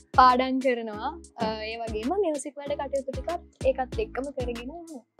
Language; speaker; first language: Sinhala; non-native, local second language; Tamil